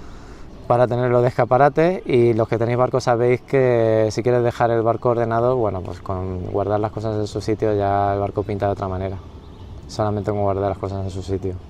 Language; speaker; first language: Spanish; native; Spanish